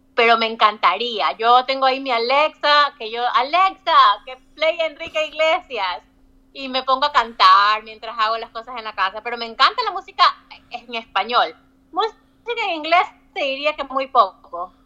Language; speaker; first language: Spanish; native; Spanish